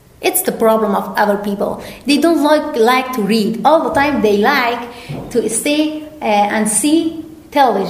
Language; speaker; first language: English; non-native, learner; Persian